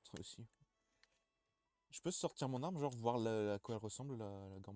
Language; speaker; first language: French; native; French